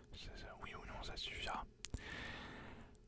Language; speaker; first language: French; native; French